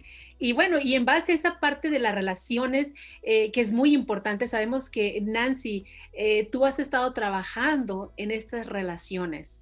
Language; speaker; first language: Spanish; native; Spanish